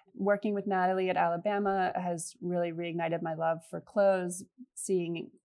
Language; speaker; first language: English; native; English